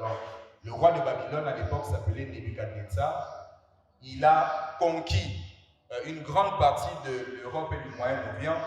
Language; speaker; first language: French; non-native, local second language; Lingala